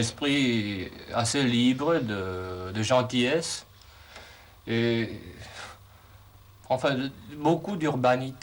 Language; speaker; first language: French; non-native, fluent; Romanian